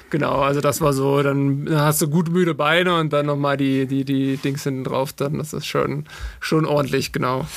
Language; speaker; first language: German; native; German